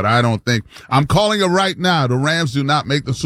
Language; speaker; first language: English; native; English